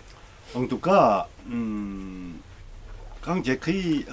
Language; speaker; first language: French; non-native, learner; Korean